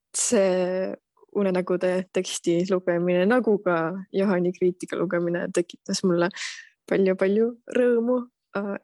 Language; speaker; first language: Estonian; native; Estonian